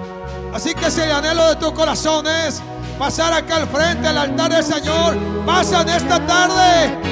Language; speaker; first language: Spanish; native; Spanish